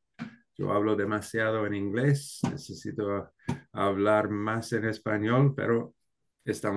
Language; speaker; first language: Spanish; non-native, learner; English